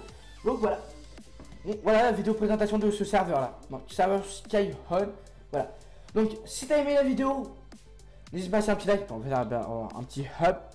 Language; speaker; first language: French; native; French